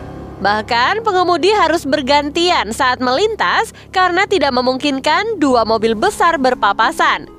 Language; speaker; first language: Indonesian; native; Indonesian